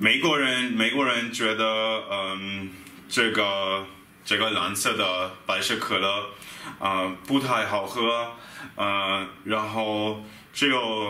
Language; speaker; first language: Chinese; non-native, fluent; German